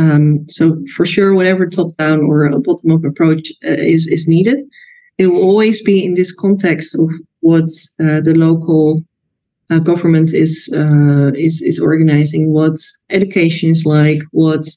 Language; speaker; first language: English; non-native, fluent; Dutch